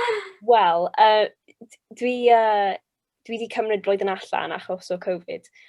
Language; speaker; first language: Welsh; non-native, local second language; English